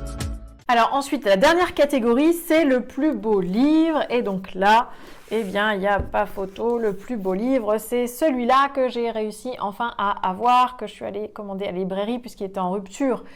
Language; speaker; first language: French; native; French